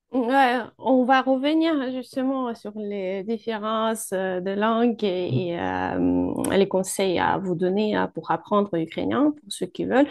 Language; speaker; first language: French; non-native, fluent; Ukrainian